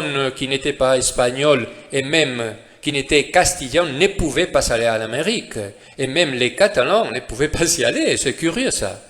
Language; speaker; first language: French; non-native, fluent; Spanish